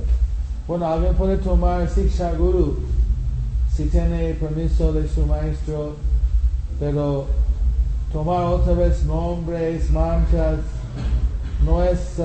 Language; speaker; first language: Spanish; non-native, fluent; English